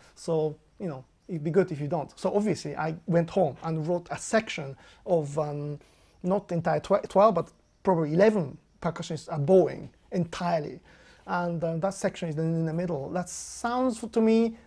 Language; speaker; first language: English; non-native, fluent; Japanese